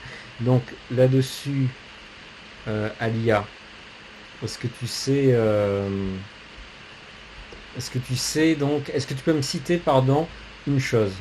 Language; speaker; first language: French; native; French